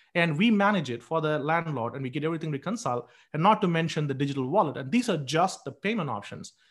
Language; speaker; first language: English; non-native, local second language; Tamil